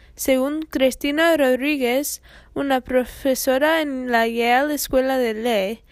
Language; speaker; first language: Spanish; non-native, fluent; English